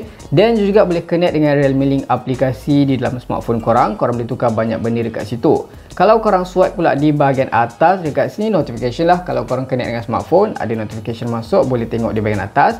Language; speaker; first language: Malay; native; Malay